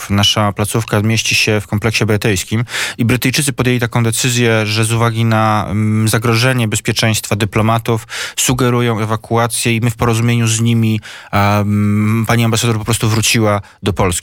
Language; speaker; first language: Polish; native; Polish